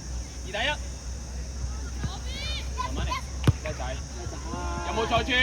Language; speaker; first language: Cantonese; native; Cantonese